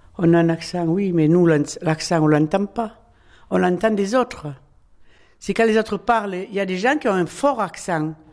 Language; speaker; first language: French; native; French